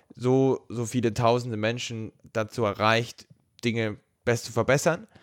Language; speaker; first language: German; native; German